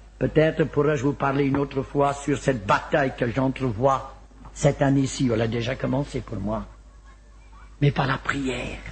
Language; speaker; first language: French; non-native, fluent; Welsh